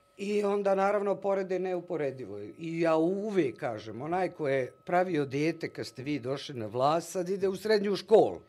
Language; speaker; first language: Bosnian; native; Bosnian